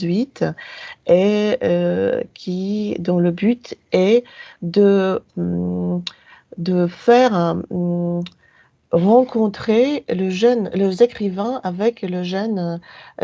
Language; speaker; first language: French; non-native, fluent; Polish